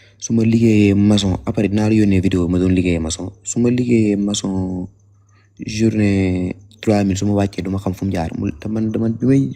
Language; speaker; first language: Wolof; native; Wolof